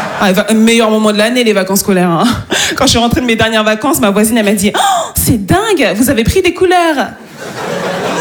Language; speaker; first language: French; native; French